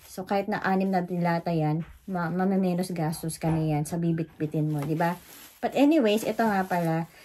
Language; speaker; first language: Filipino; native; Filipino